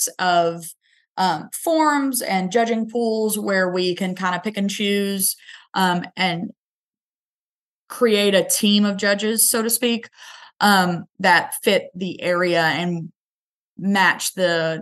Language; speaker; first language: English; native; English